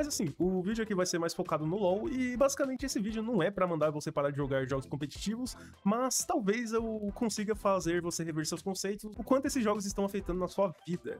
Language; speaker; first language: Portuguese; native; Portuguese